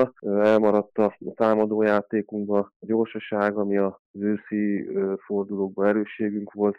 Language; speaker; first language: Hungarian; native; Hungarian